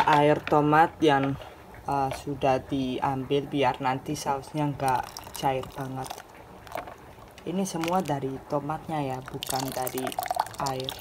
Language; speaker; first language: Indonesian; non-native, fluent; Spanish